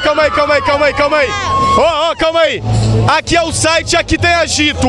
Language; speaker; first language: Portuguese; native; Portuguese